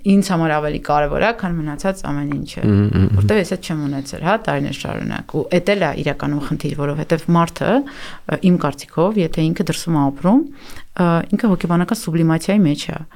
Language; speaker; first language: Armenian; native; Armenian